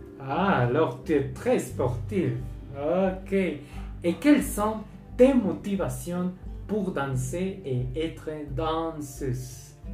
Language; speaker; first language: French; non-native, fluent; Spanish